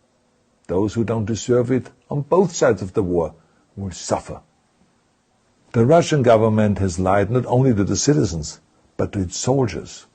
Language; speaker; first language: English; non-native, fluent; German